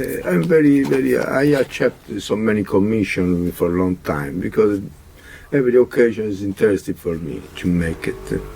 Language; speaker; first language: English; non-native, learner; Italian